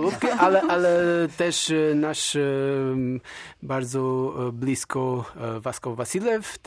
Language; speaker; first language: Polish; non-native, learner; Portuguese